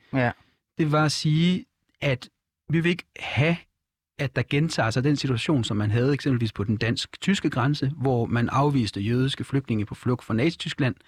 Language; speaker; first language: Danish; native; Danish